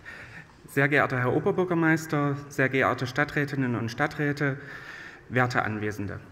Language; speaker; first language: German; native; German